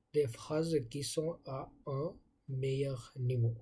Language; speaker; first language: French; non-native, learner; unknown